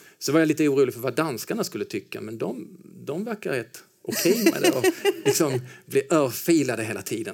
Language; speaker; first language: Swedish; native; Swedish